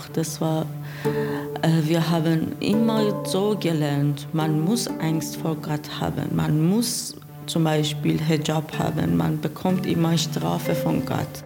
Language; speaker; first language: German; non-native, learner; Persian